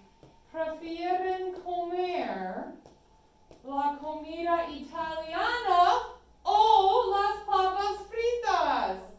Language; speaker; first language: Spanish; non-native, fluent; English